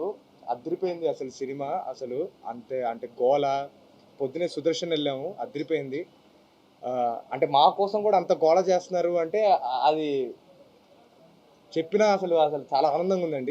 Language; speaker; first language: Telugu; non-native, fluent; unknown